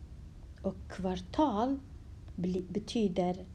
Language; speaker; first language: Swedish; non-native, fluent; Kurdish